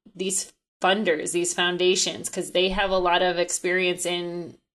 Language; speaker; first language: English; native; English